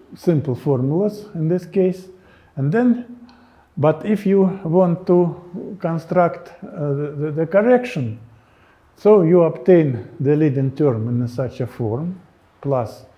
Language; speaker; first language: English; non-native, fluent; Russian